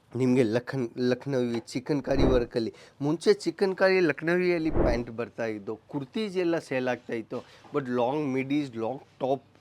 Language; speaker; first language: Kannada; non-native, local second language; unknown